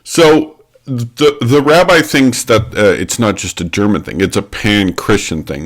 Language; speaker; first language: English; native; English